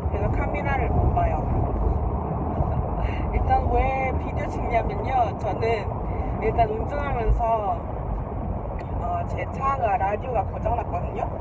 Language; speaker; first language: Korean; non-native, fluent; Malay